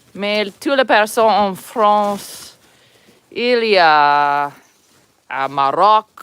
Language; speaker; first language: French; non-native, learner; English